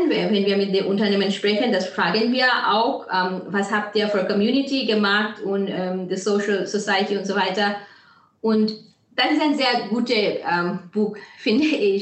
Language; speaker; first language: German; non-native, fluent; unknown